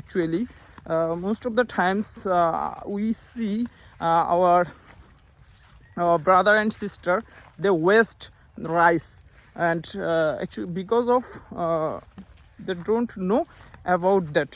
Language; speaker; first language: English; non-native, local second language; Bangla